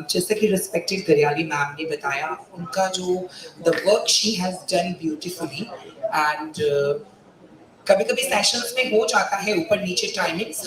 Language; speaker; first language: Hindi; native; Hindi